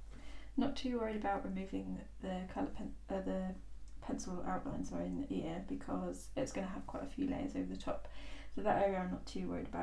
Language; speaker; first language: English; native; English